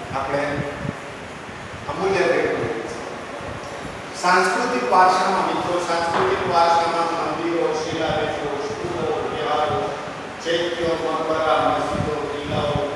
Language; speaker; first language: Gujarati; native; Gujarati